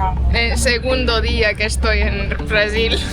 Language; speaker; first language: Spanish; non-native, fluent; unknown